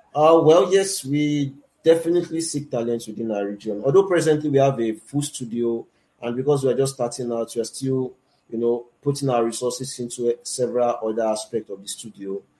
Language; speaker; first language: English; non-native, local second language; Yoruba